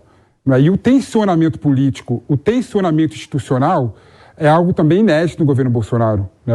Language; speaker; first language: Portuguese; native; Portuguese